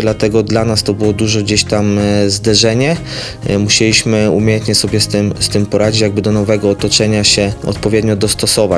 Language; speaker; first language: Polish; native; Polish